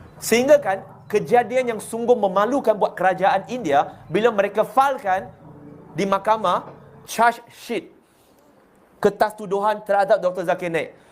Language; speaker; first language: Malay; non-native, local second language; Chinese